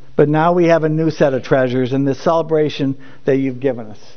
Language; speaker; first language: English; native; English